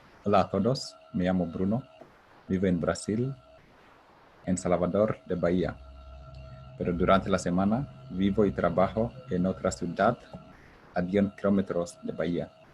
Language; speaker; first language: Spanish; non-native, fluent; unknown